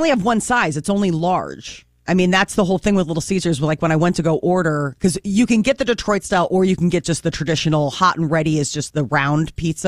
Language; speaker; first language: English; native; English